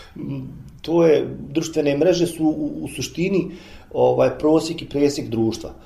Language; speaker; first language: Bosnian; native; Bosnian